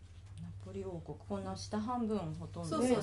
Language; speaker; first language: Japanese; native; Japanese